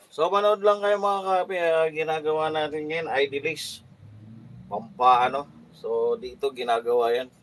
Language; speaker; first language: Filipino; non-native, local second language; Cebuano